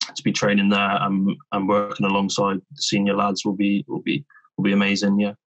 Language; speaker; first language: English; native; English